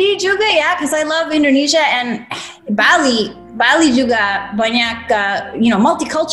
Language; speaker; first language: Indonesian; non-native, fluent; English